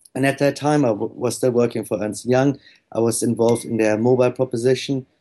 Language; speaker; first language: English; non-native, fluent; German